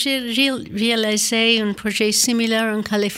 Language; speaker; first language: French; non-native, learner; English